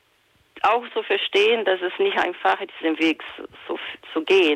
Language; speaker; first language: German; non-native, fluent; Portuguese